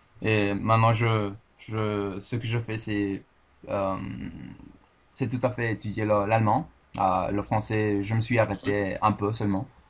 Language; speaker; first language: French; non-native, fluent; Spanish